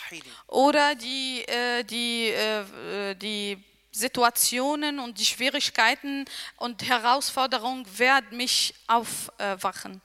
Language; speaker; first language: German; non-native, learner; Arabic